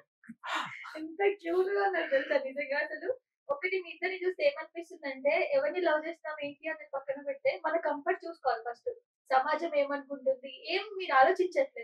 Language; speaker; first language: Telugu; native; Telugu